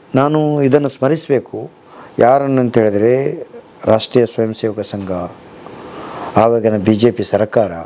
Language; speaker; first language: Kannada; non-native, local second language; Tulu